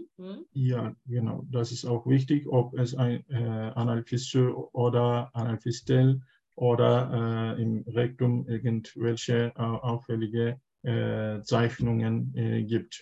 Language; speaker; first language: German; non-native, learner; Turkish